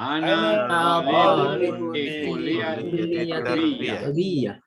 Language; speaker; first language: Arabic; non-native, learner; Indonesian